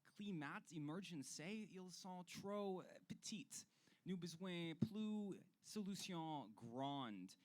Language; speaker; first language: French; non-native, learner; English